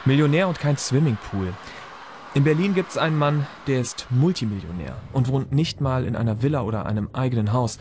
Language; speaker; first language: German; native; German